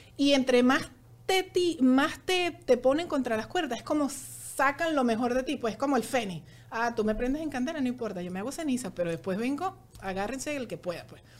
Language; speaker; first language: Spanish; native; Spanish